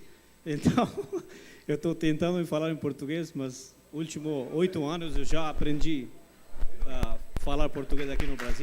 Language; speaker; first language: Portuguese; non-native, fluent; English